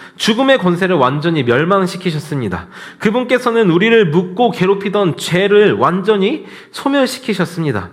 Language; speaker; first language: Korean; native; Korean